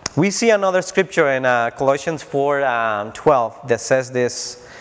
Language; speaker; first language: English; non-native, fluent; Spanish